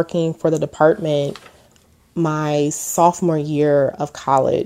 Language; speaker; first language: English; native; English